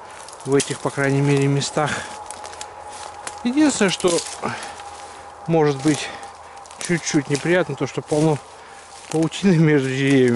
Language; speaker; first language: Russian; native; Russian